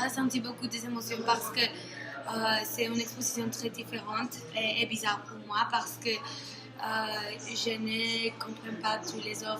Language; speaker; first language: French; non-native, learner; Spanish